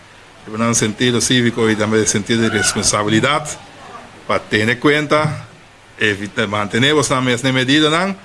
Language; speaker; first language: Spanish; non-native, learner; Papiamento